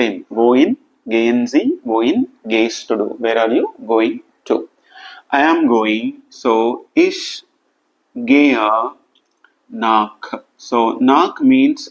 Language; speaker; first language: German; non-native, fluent; Telugu